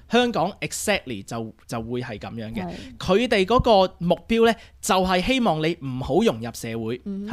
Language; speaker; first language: Cantonese; native; Cantonese